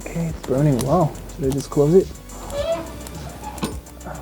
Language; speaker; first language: English; non-native, fluent; Korean